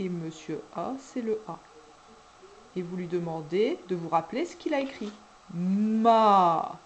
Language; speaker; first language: French; native; French